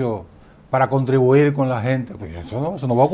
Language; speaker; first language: Spanish; native; Spanish